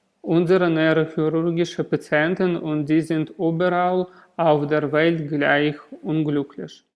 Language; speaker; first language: German; non-native, learner; Russian